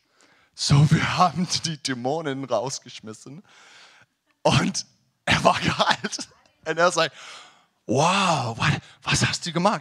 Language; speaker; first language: German; non-native, learner; English